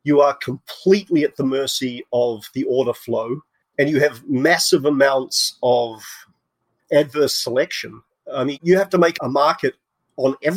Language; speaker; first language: English; native; English